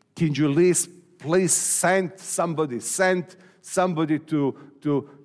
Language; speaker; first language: English; non-native, fluent; Serbian